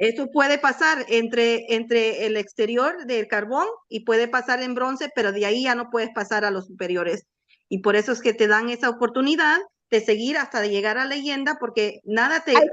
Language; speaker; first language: Spanish; native; Spanish